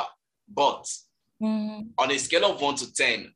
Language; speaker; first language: English; non-native, local second language; Yoruba